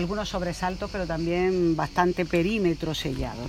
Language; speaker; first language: Spanish; native; Spanish